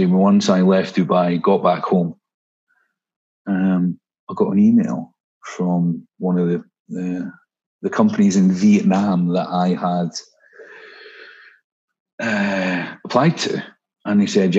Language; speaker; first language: English; native; English